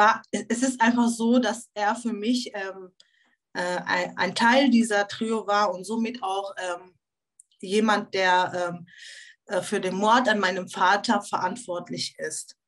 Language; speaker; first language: German; early bilingual, other home language; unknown